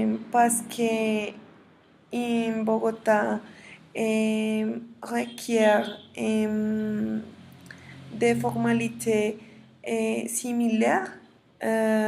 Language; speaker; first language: French; non-native, learner; Spanish